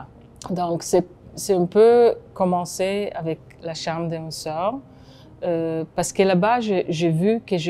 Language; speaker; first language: French; non-native, fluent; Hebrew